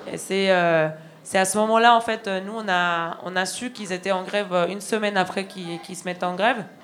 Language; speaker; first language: French; non-native, fluent; Spanish